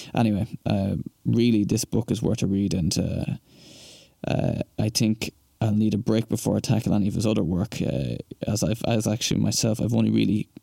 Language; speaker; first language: English; native; English